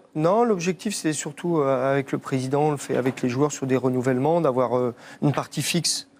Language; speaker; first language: French; native; French